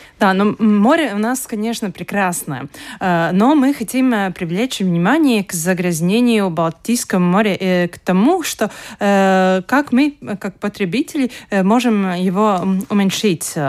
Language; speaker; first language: Russian; non-native, local second language; Latvian